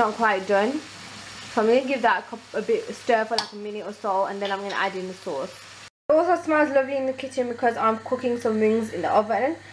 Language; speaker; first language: English; early bilingual, other home language; Hindi